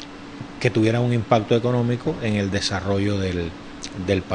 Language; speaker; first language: Spanish; native; Spanish